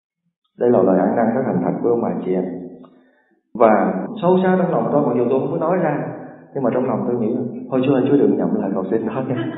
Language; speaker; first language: Vietnamese; native; Vietnamese